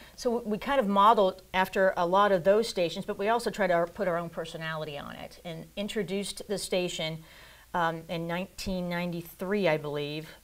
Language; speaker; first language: English; native; English